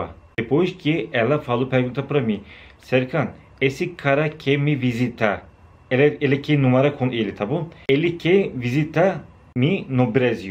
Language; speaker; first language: Portuguese; non-native, learner; Turkish